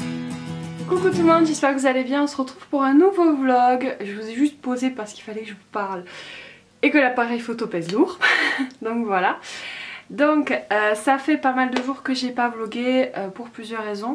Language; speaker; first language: French; native; French